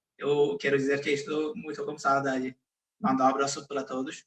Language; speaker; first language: Portuguese; non-native, fluent; Turkish